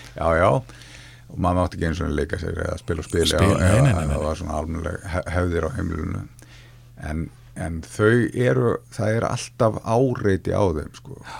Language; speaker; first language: Icelandic; native; Icelandic